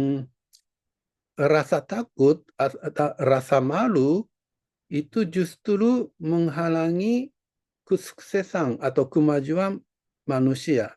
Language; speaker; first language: Indonesian; non-native, fluent; Japanese